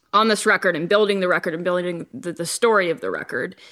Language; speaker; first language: English; native; English